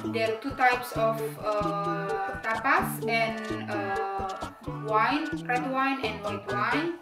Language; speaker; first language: English; non-native, fluent; Indonesian